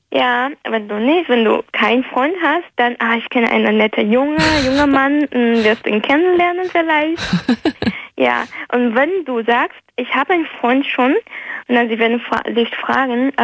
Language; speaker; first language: German; non-native, fluent; Chinese